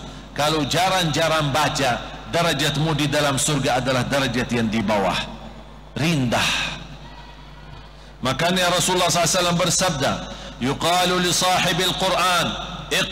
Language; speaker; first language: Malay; non-native, fluent; Arabic